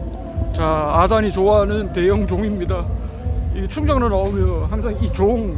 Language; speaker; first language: Korean; native; Korean